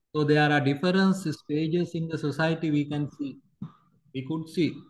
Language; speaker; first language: English; non-native, local second language; Sinhala